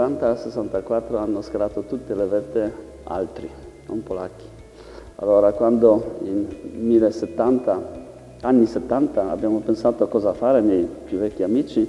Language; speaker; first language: Italian; non-native, learner; Polish